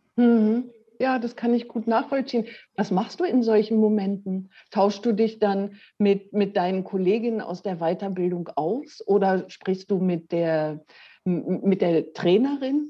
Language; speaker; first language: German; native; German